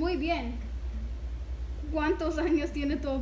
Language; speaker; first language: Spanish; non-native, learner; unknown